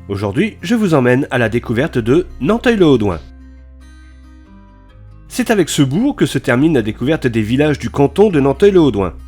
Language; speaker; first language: French; native; French